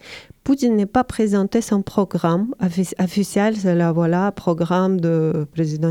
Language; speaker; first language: French; non-native, learner; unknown